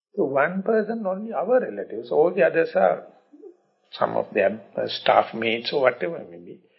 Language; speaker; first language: English; non-native, local second language; Sinhala